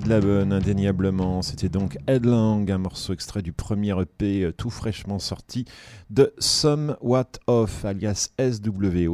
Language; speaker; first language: French; native; French